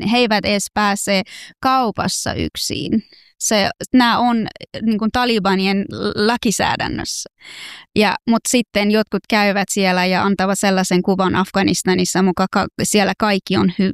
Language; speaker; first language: Finnish; non-native, fluent; Persian